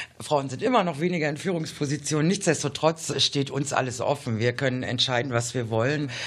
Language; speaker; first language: German; native; German